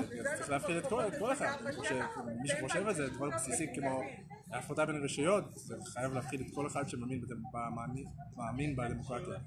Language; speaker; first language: Hebrew; non-native, fluent; English